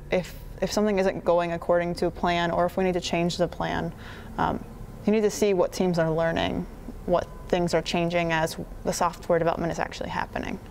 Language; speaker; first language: English; native; English